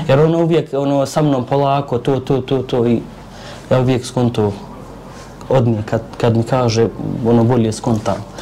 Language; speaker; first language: Serbian; non-native, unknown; Arabic